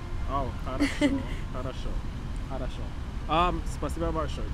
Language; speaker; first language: Russian; non-native, learner; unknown